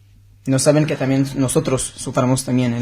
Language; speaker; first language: Spanish; non-native, learner; Hebrew